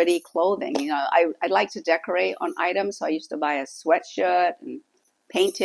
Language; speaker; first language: English; native; English